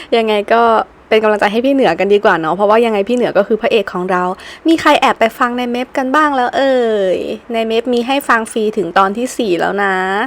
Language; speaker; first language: Thai; native; Thai